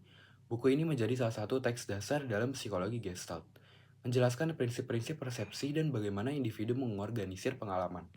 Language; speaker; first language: Indonesian; native; Indonesian